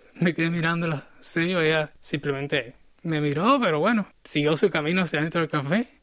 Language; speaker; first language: Spanish; native; Spanish